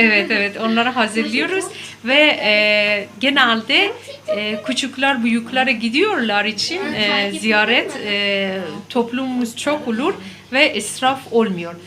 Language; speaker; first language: Turkish; non-native, learner; Persian